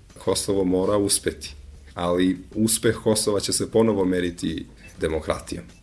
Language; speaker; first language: Serbian; non-native, local second language; Albanian